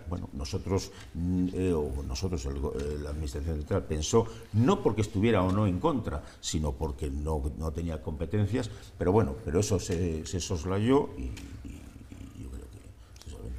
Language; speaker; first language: Spanish; native; Spanish